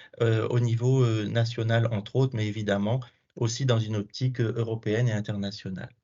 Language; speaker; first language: French; native; French